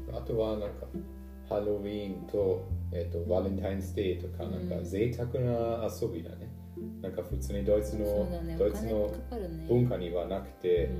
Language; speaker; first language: Japanese; non-native, fluent; German